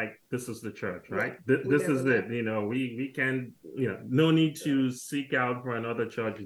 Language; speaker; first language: English; non-native, local second language; Krio